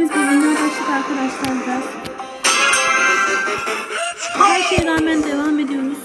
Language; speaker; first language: Turkish; native; Turkish